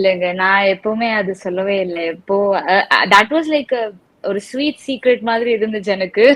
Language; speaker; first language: Tamil; non-native, local second language; Telugu